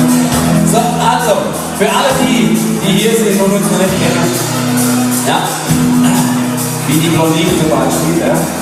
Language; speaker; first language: German; native; German